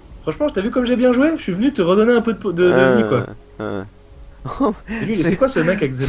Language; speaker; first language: French; native; French